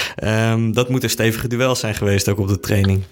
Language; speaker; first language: Dutch; native; Dutch